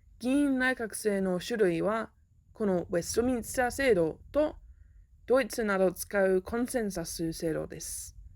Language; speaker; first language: Japanese; non-native, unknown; English